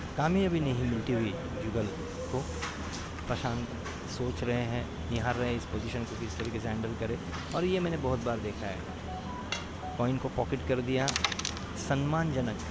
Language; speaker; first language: Hindi; non-native, local second language; Marathi